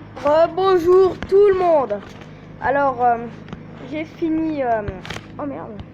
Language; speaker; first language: French; native; French